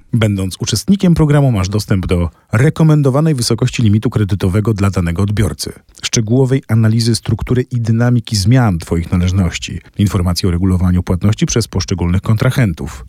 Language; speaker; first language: Polish; native; Polish